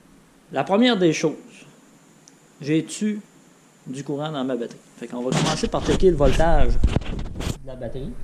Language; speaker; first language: French; native; French